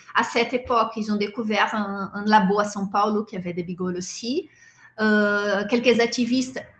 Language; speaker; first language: French; non-native, fluent; Portuguese